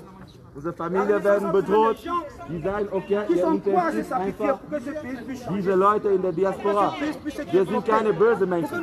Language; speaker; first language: German; non-native, fluent; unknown